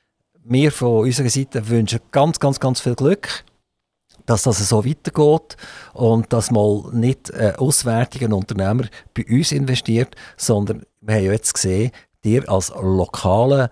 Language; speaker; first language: German; native; German